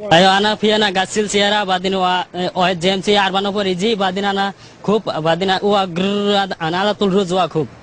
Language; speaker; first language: Arabic; non-native, learner; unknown